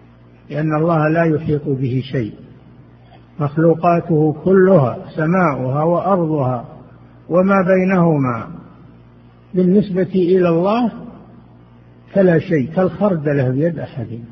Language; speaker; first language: Arabic; native; Arabic